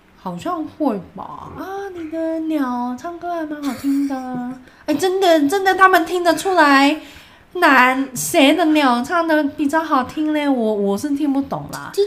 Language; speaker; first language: Chinese; non-native, local second language; Cantonese